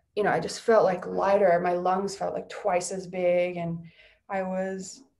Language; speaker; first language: English; native; English